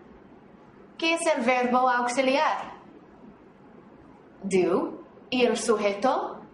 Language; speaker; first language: Spanish; non-native, fluent; English